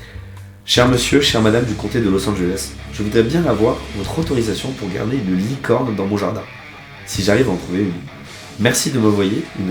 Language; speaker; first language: French; native; French